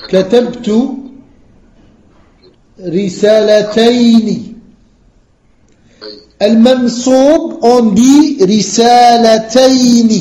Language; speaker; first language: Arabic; non-native, fluent; French